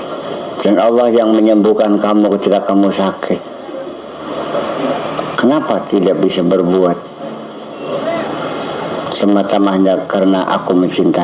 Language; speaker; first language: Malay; non-native, local second language; Javanese